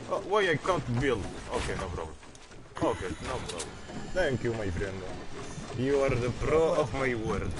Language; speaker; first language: English; non-native, learner; French